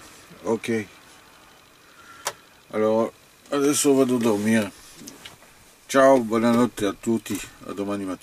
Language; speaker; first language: Italian; non-native, fluent; French